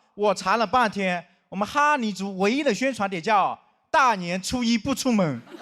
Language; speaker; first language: Chinese; non-native, local second language; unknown